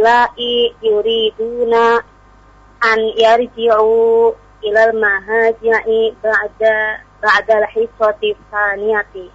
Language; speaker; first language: Arabic; non-native, learner; Indonesian